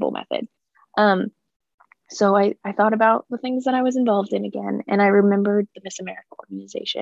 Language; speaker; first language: English; native; English